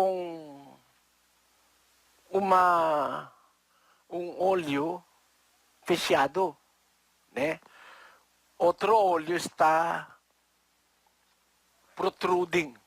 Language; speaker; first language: Portuguese; non-native, learner; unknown